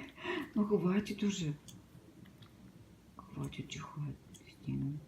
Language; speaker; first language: Russian; native; Russian